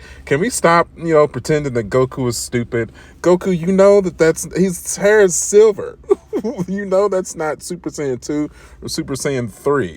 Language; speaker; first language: English; native; English